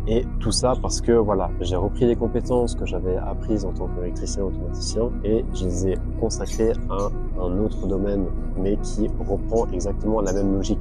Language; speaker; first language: French; native; French